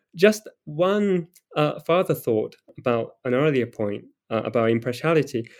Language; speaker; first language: English; non-native, fluent; Japanese